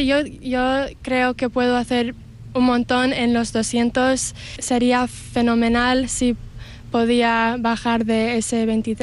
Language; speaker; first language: Spanish; early bilingual, heritage; Spanish